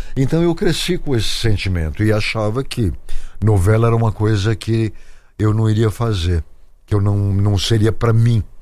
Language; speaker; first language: Portuguese; native; Portuguese